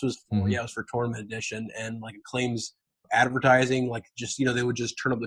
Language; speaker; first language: English; native; English